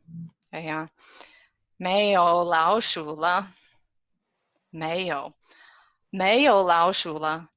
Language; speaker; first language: Chinese; non-native, fluent; English